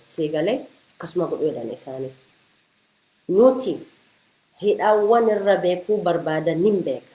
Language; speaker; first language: Oromo; early bilingual, heritage; Oromo